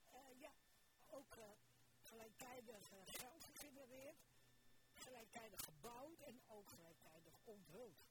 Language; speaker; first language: Dutch; early bilingual, other home language; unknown